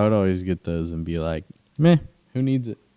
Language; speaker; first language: English; native; English